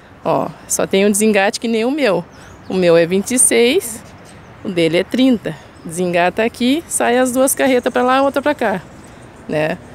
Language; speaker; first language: Portuguese; native; Portuguese